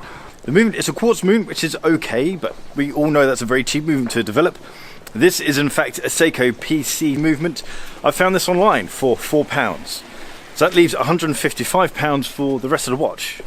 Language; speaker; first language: English; native; English